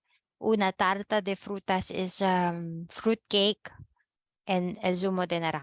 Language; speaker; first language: Spanish; non-native, fluent; Filipino